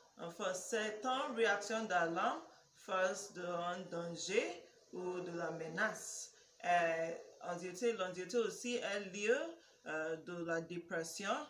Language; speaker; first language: French; non-native, learner; English